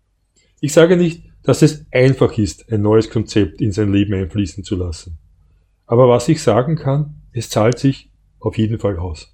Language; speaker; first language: German; native; German